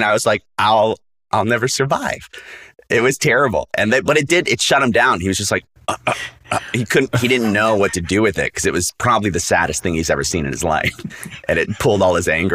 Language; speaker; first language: English; native; English